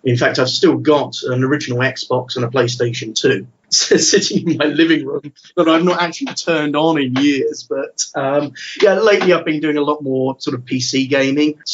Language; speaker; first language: English; native; English